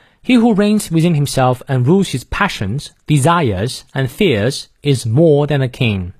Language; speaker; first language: English; non-native, fluent; Chinese